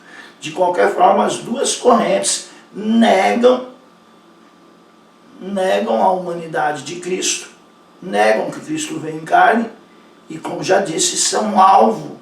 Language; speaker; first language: Portuguese; native; Portuguese